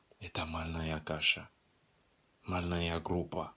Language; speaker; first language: Russian; non-native, learner; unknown